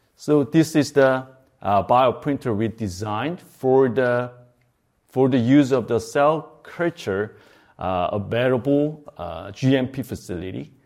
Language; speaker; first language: English; non-native, fluent; Korean